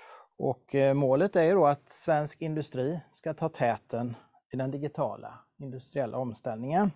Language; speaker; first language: Swedish; native; Swedish